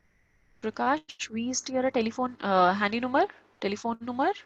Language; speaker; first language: German; non-native, fluent; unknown